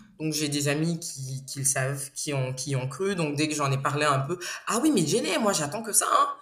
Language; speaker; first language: French; non-native, local second language; Bambara